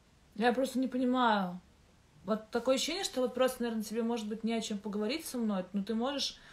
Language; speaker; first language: Russian; native; Russian